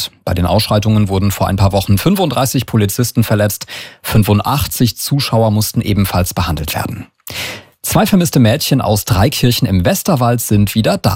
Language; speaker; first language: German; native; German